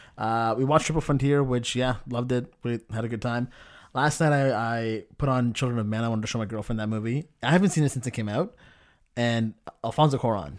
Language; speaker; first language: English; native; English